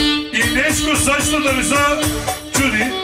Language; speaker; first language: Bulgarian; non-native, local second language; Turkish